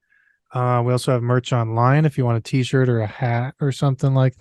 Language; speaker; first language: English; native; English